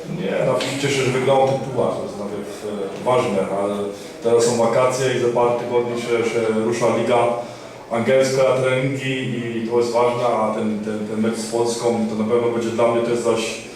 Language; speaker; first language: Polish; early bilingual, heritage; Polish